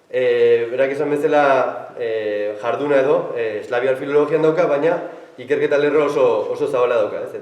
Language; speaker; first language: Basque; native; Basque